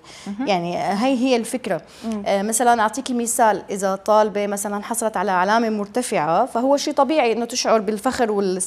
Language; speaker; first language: Arabic; native; Arabic